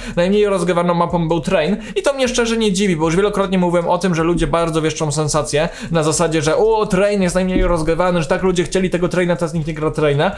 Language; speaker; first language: Polish; native; Polish